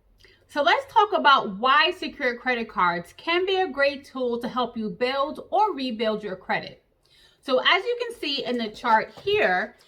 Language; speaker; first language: English; native; English